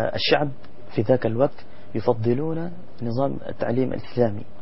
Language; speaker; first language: Arabic; non-native, fluent; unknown